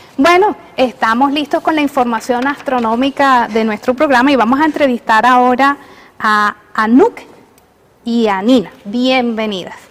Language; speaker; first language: Spanish; native; Spanish